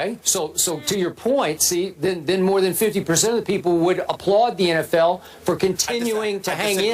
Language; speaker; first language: English; native; English